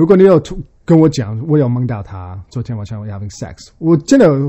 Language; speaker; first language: Chinese; early bilingual, heritage; Chinese